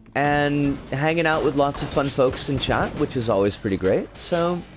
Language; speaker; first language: English; native; English